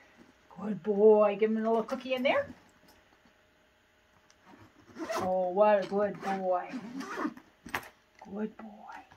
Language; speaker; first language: English; native; English